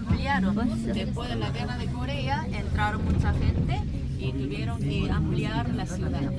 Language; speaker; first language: Spanish; non-native, fluent; Korean